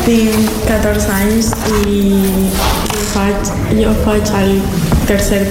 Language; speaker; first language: Catalan; non-native, learner; Spanish